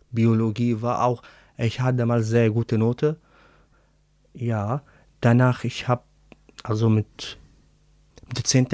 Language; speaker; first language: German; non-native, learner; Arabic